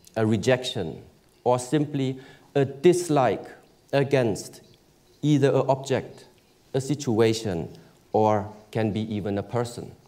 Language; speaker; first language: English; early bilingual, other home language; German